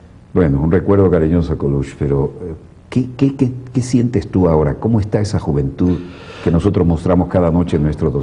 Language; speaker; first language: Spanish; native; Spanish